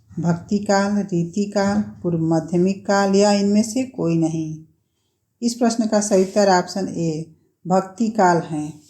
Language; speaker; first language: Hindi; native; Hindi